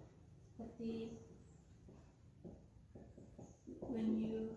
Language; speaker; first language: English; non-native, learner; Indonesian